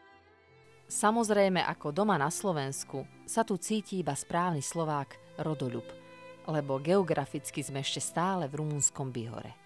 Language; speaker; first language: Slovak; native; Slovak